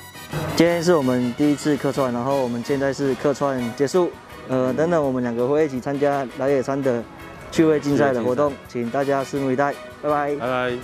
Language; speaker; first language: Chinese; native; Chinese